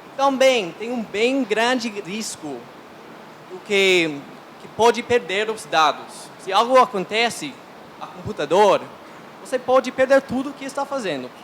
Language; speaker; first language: Portuguese; non-native, learner; English